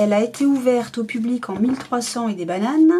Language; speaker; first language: French; native; French